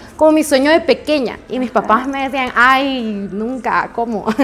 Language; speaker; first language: Spanish; native; Spanish